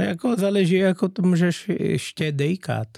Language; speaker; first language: Czech; non-native, learner; Portuguese